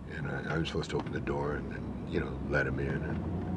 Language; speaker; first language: English; native; English